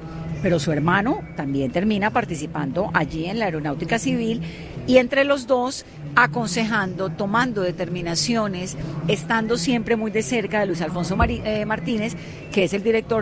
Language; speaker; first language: Spanish; native; Spanish